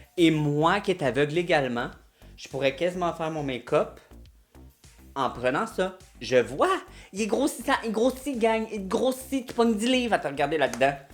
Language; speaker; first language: French; native; French